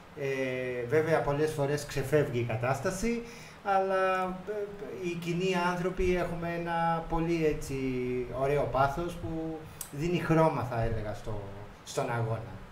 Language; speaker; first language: Greek; non-native, fluent; Spanish